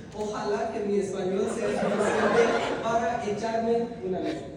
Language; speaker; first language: Spanish; non-native, learner; English